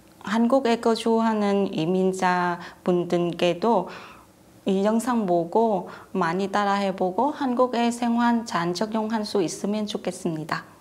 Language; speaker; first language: Korean; non-native, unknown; Vietnamese